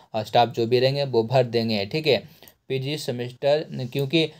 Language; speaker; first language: Hindi; native; Hindi